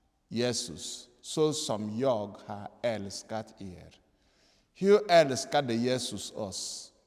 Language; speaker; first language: Swedish; non-native, fluent; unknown